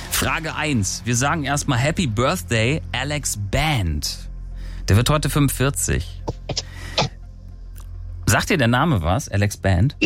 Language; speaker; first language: German; native; German